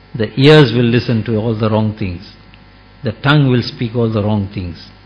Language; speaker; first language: English; native; English